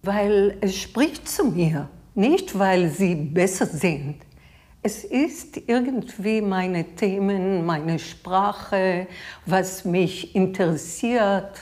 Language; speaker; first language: German; non-native, learner; Hebrew